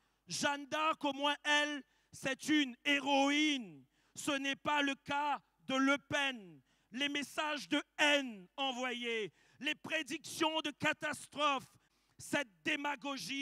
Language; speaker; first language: French; native; French